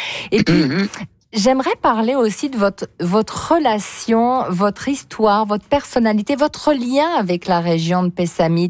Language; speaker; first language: French; native; French